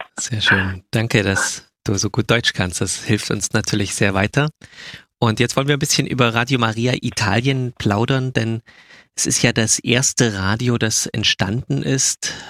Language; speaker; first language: German; native; German